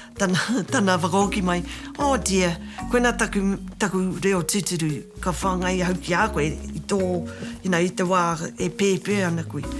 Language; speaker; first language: Māori; native; Māori